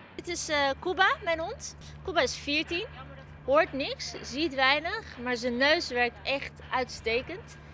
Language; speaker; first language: Dutch; early bilingual, other home language; Turkish